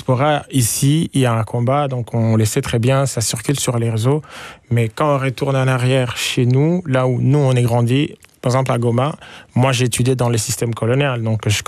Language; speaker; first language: French; non-native, local second language; Swahili